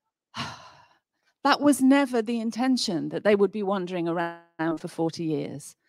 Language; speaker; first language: English; native; English